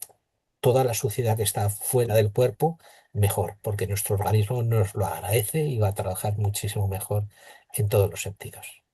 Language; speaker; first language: Spanish; native; Spanish